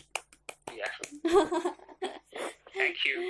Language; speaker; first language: English; non-native, learner; Persian